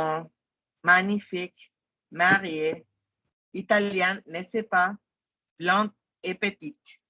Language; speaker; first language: French; non-native, fluent; Spanish